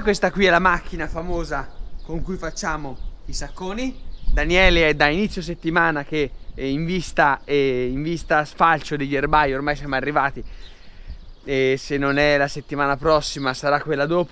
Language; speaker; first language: Italian; native; Italian